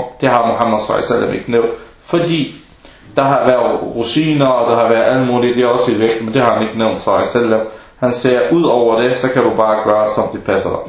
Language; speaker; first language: Danish; non-native, fluent; Arabic